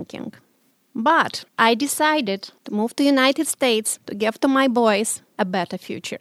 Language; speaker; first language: English; non-native, learner; Romanian